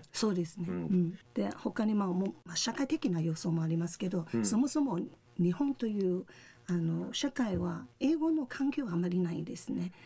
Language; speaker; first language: Japanese; non-native, fluent; Cantonese